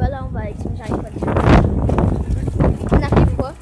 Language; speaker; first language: French; native; French